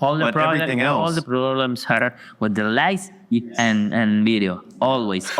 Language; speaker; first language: English; non-native, learner; Spanish